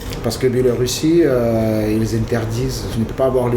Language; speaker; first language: French; non-native, fluent; Russian